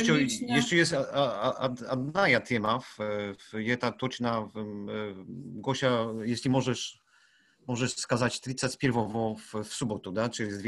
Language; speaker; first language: Russian; non-native, learner; Polish